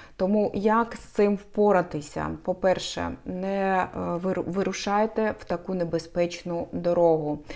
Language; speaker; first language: Ukrainian; non-native, local second language; Russian